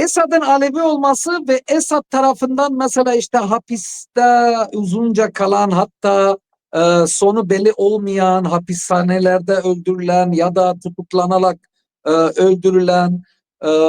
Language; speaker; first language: Turkish; non-native, fluent; Arabic